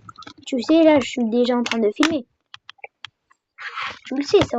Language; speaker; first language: French; native; French